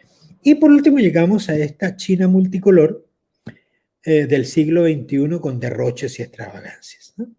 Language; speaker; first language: Spanish; native; Spanish